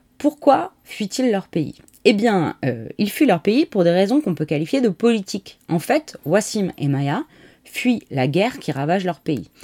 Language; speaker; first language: French; native; French